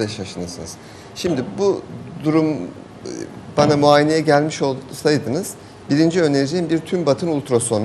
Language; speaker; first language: Turkish; native; Turkish